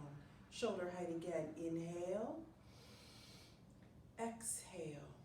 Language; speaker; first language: English; native; English